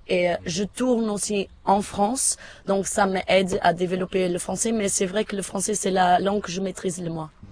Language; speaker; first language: French; non-native, fluent; Portuguese